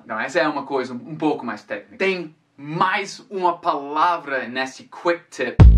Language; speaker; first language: Portuguese; non-native, fluent; English